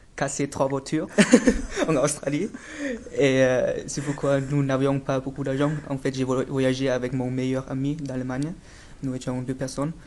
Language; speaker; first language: French; non-native, fluent; German